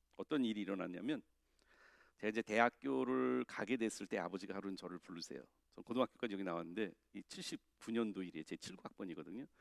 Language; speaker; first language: Korean; native; Korean